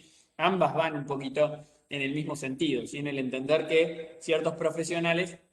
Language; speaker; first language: Spanish; native; Spanish